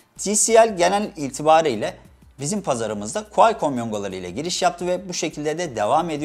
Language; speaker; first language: Turkish; native; Turkish